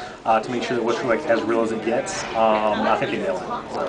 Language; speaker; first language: English; native; English